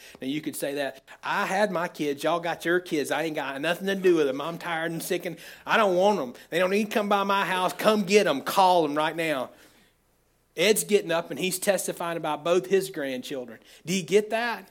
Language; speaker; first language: English; native; English